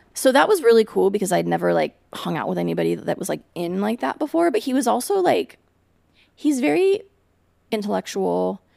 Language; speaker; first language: English; native; English